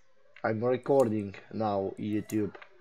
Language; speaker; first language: English; non-native, learner; Polish